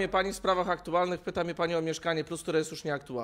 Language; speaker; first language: Polish; native; Polish